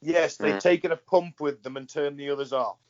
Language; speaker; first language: English; native; English